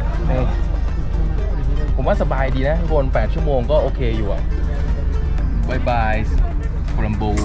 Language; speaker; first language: Thai; native; Thai